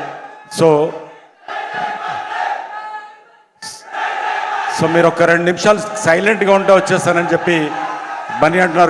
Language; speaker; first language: Telugu; native; Telugu